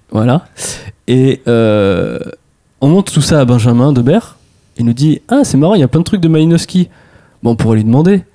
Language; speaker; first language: French; native; French